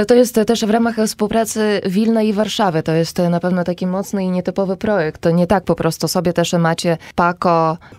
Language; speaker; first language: Polish; native; Polish